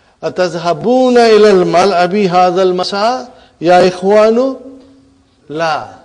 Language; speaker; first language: Arabic; non-native, fluent; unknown